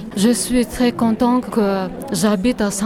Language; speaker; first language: French; non-native, learner; Kyrgyz